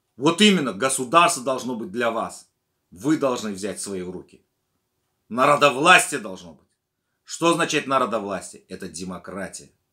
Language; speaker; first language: Russian; non-native, local second language; Turkmen